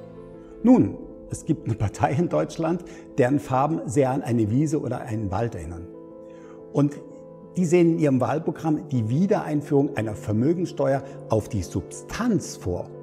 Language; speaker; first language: German; native; German